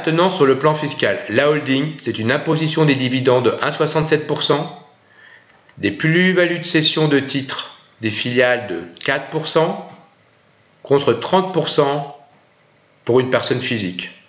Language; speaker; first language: French; native; French